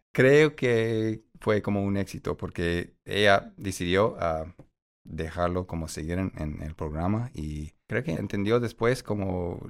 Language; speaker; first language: Spanish; non-native, fluent; English